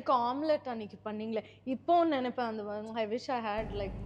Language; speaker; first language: Tamil; non-native, fluent; Malayalam